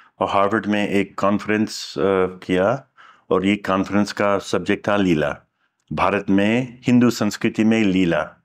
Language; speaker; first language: Hindi; non-native, fluent; English